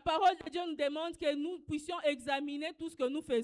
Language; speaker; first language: French; non-native, local second language; Swahili